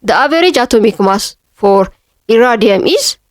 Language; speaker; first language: English; non-native, local second language; Amharic